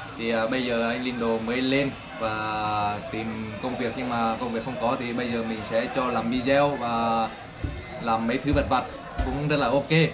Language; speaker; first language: Vietnamese; native; Vietnamese